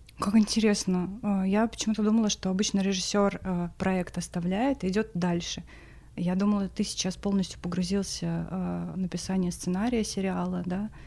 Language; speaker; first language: Russian; native; Russian